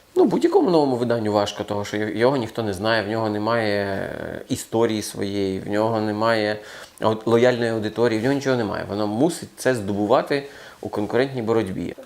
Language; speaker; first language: Ukrainian; non-native, local second language; Russian